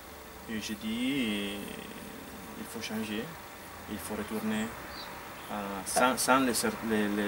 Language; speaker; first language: French; non-native, fluent; Italian